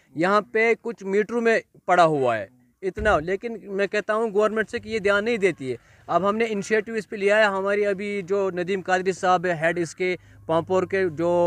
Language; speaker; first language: Urdu; non-native, local second language; Kashmiri